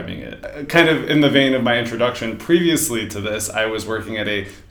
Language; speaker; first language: English; native; English